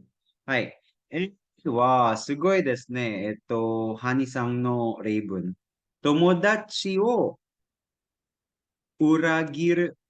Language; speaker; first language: Japanese; non-native, fluent; Cebuano